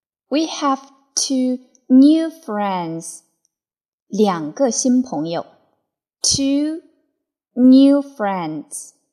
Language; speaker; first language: English; non-native, fluent; Chinese